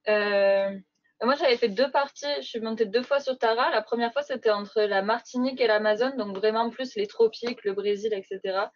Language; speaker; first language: French; native; French